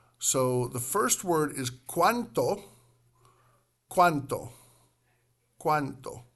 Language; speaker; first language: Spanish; non-native, fluent; English